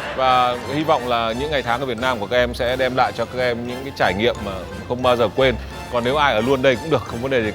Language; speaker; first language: Vietnamese; native; Vietnamese